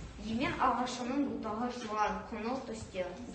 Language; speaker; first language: Kazakh; non-native, local second language; Russian